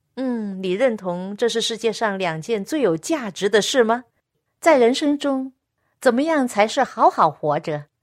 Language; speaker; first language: Chinese; non-native, local second language; Cantonese